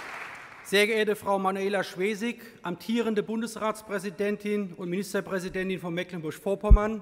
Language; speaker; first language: German; native; German